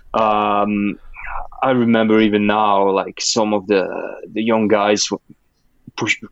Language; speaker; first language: English; non-native, fluent; Russian